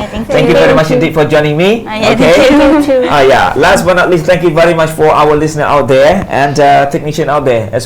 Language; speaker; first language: English; non-native, fluent; Pattani Malay